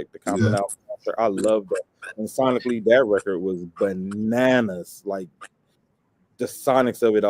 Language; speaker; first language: English; native; English